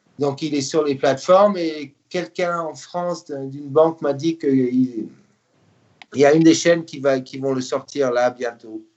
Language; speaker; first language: French; non-native, fluent; English